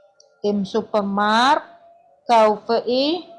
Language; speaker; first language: German; non-native, fluent; Indonesian